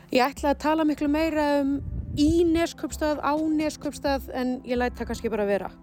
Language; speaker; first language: Icelandic; native; Icelandic